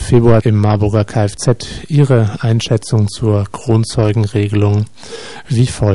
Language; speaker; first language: German; native; German